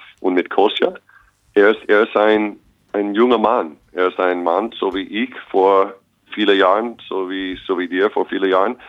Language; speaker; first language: German; non-native, fluent; English